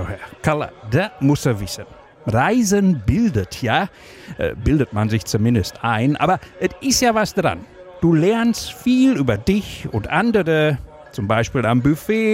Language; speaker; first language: German; native; German